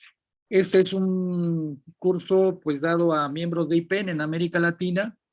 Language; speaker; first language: Spanish; native; Spanish